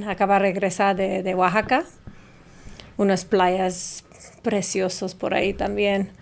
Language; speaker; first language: Spanish; non-native, fluent; English